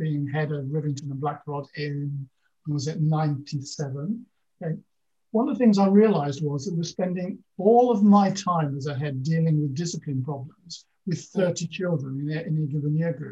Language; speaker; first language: English; native; English